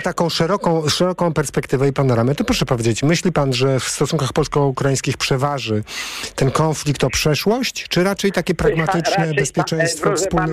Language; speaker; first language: Polish; native; Polish